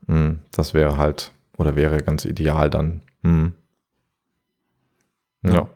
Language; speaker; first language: German; native; German